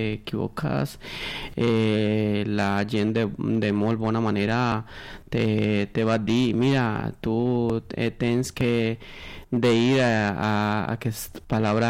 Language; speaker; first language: Catalan; non-native, learner; Spanish